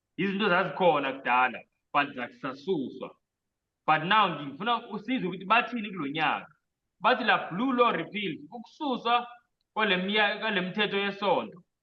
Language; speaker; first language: Zulu; native; Zulu